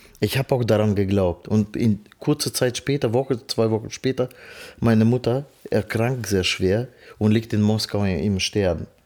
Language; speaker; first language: German; non-native, fluent; Russian